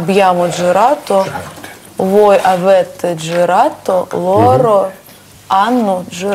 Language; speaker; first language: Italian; non-native, learner; Russian